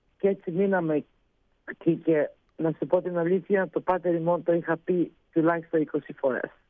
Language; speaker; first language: Greek; early bilingual, heritage; Greek